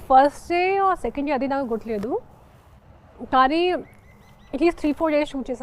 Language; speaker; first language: Telugu; non-native, local second language; Hindi